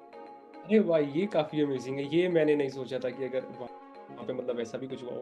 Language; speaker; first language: Hindi; native; Hindi